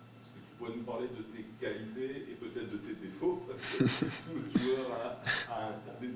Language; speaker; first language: French; native; French